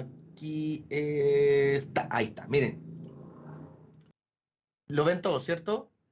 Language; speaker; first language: Spanish; native; Spanish